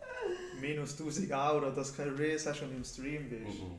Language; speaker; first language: German; native; German